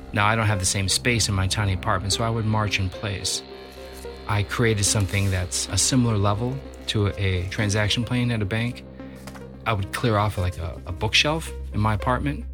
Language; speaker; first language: English; native; English